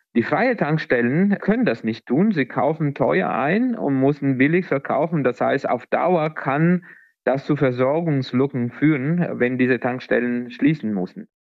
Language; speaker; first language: German; non-native, fluent; Italian